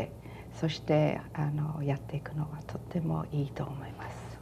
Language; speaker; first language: Japanese; early bilingual, heritage; Japanese